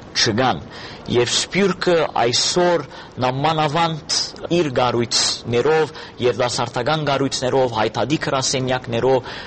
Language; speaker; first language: Armenian; early bilingual, heritage; Armenian